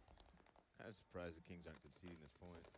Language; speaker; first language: English; native; English